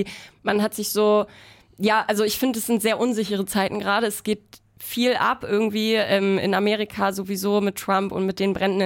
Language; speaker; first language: German; native; German